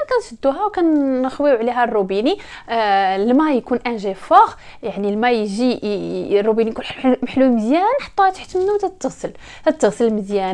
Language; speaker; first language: Arabic; native; Arabic